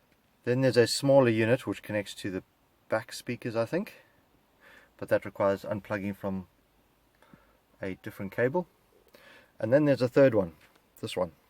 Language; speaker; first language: English; native; English